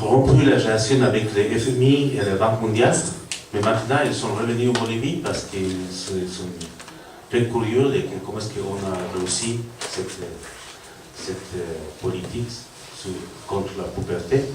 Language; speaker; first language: French; non-native, learner; Spanish